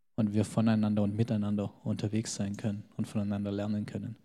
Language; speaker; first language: German; early bilingual, other home language; Albanian